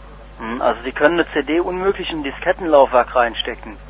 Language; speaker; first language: German; native; German